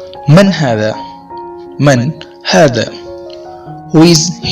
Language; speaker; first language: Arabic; non-native, fluent; Urdu